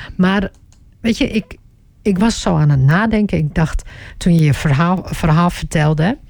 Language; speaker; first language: Dutch; early bilingual, other home language; Turkish